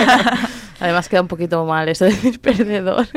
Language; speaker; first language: Spanish; native; Spanish